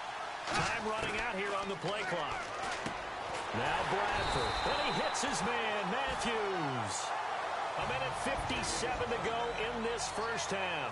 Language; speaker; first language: English; native; English